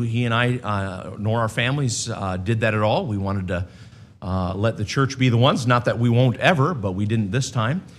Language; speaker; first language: English; native; English